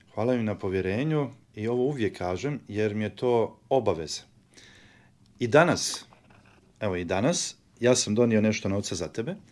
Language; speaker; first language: Croatian; native; Croatian